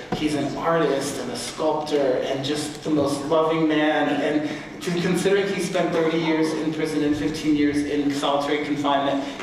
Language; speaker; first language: English; native; English